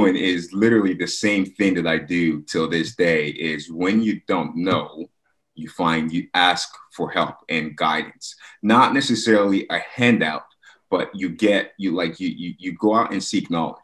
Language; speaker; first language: English; non-native, local second language; Yoruba